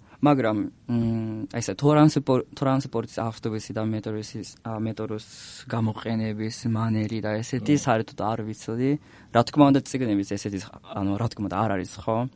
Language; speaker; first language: Georgian; non-native, learner; Japanese